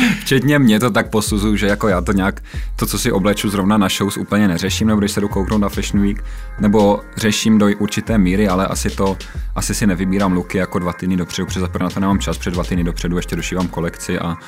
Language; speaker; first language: Czech; native; Czech